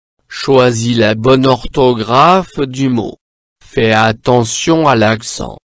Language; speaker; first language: French; non-native, local second language; Arabic